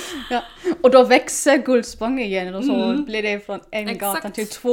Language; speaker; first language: Swedish; non-native, fluent; German